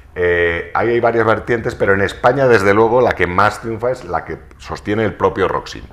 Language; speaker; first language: Spanish; native; Spanish